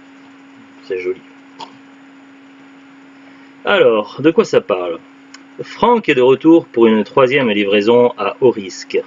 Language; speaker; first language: French; native; French